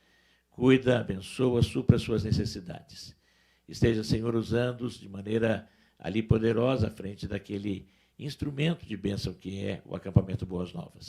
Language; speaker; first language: Portuguese; native; Portuguese